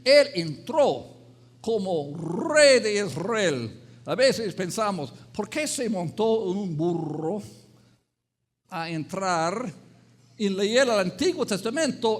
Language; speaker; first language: Spanish; non-native, fluent; English